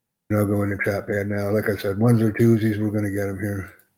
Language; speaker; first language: English; native; English